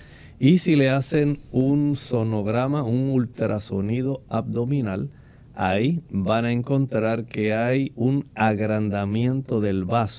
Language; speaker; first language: Spanish; native; Spanish